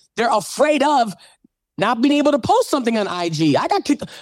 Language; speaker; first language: English; native; English